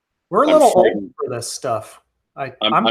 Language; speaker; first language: English; native; English